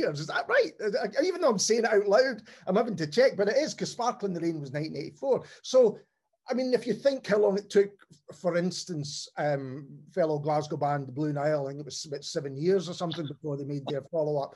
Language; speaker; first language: English; native; English